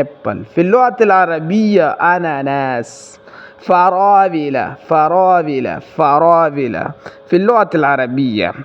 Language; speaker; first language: Arabic; non-native, learner; Pashto